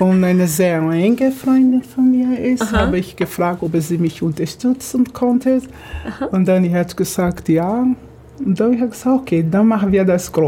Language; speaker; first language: German; non-native, fluent; Portuguese